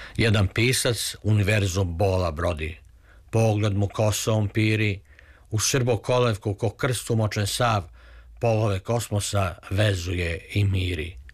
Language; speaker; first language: Serbian; native; Serbian